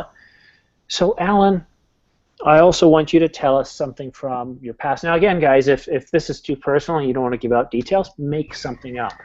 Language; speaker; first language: English; non-native, fluent; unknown